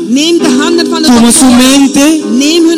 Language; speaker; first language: Dutch; non-native, local second language; Papiamento